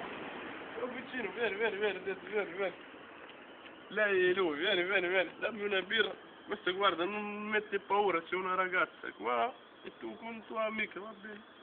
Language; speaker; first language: Italian; non-native, learner; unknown